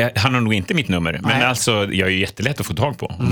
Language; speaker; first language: Swedish; native; Swedish